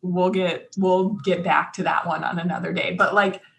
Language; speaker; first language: English; native; English